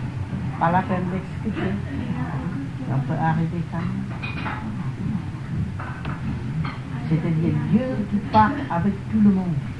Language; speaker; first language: French; non-native, learner; Vietnamese